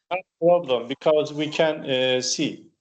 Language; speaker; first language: English; non-native, learner; Turkish